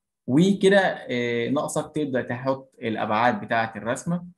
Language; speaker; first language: Arabic; native; Arabic